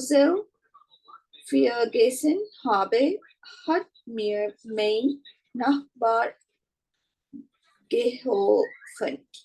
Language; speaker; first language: German; non-native, learner; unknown